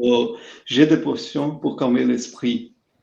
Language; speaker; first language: French; non-native, fluent; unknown